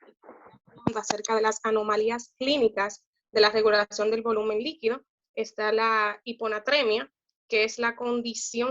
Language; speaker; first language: Spanish; native; Spanish